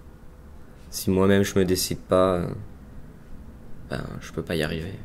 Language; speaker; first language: French; native; French